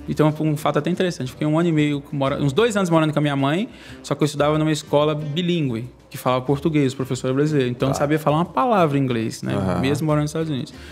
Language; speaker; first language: Portuguese; native; Portuguese